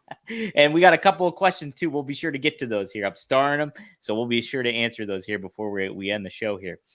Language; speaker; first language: English; native; English